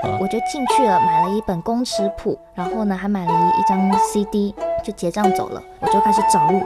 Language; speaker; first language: Chinese; native; Chinese